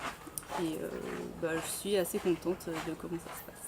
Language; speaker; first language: French; native; French